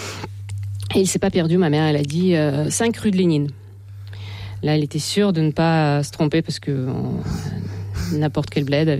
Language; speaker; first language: French; non-native, fluent; Russian